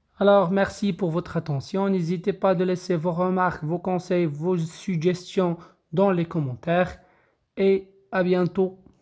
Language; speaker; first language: French; non-native, local second language; Arabic